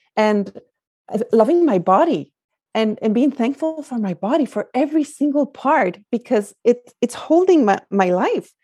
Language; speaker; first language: English; non-native, fluent; Spanish